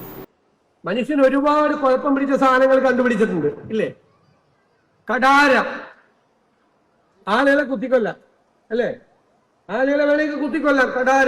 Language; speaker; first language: Malayalam; native; Malayalam